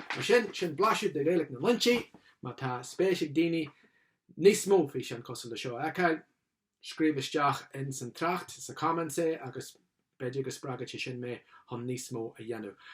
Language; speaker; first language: Irish; non-native, local second language; English